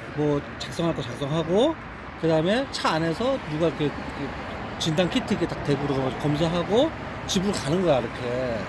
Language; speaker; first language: Korean; native; Korean